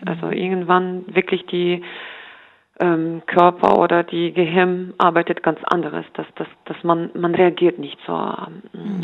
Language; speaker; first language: German; non-native, fluent; Ukrainian